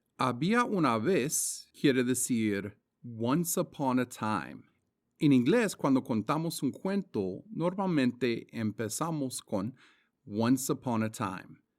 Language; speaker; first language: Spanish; non-native, fluent; English